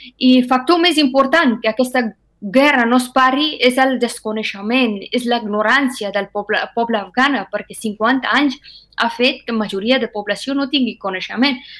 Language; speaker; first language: Catalan; non-native, fluent; Persian